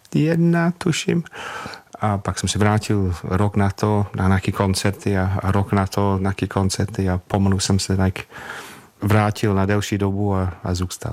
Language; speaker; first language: Czech; non-native, fluent; English